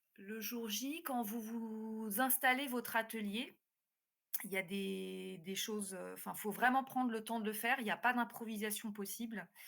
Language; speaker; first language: French; native; French